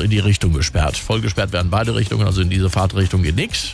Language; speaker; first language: German; native; German